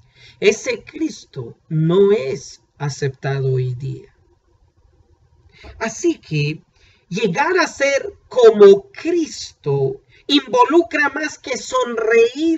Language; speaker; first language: Spanish; native; Spanish